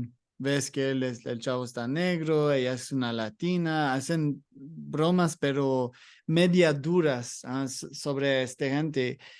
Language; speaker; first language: Spanish; non-native, learner; English